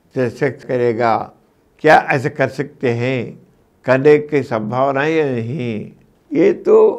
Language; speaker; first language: Hindi; non-native, local second language; Telugu